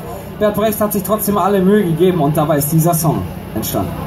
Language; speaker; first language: German; native; German